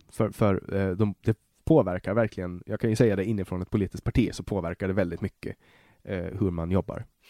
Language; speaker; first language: Swedish; native; Swedish